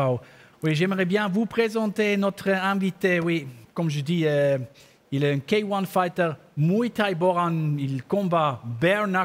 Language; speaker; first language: French; non-native, learner; German